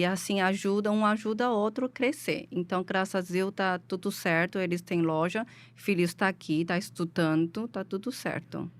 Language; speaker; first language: Portuguese; non-native, learner; Chinese